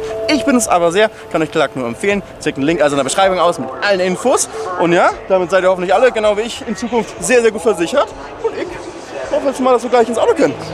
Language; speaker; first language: German; native; German